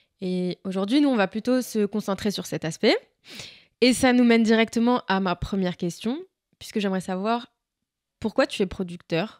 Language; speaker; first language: French; native; French